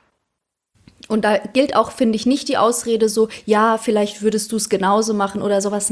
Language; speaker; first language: German; early bilingual, other home language; Russian